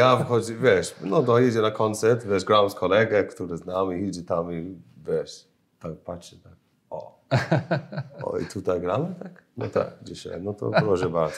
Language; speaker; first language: Polish; non-native, learner; English